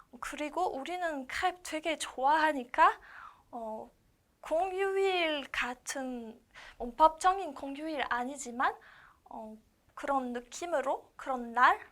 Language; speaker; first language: Korean; non-native, learner; French